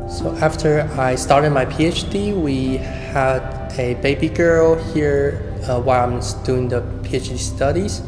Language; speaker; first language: English; non-native, fluent; Chinese